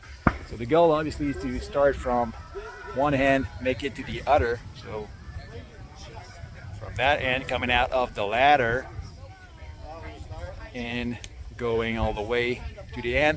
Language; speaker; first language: English; non-native, local second language; French